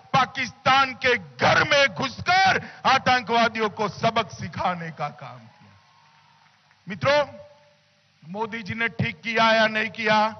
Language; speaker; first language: Hindi; non-native, local second language; Gujarati